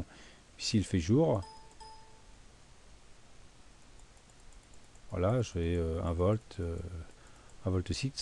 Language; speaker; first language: French; native; French